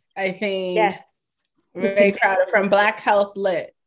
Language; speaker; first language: English; early bilingual, other home language; Yoruba